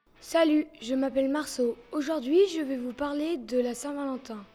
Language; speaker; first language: French; early bilingual, heritage; French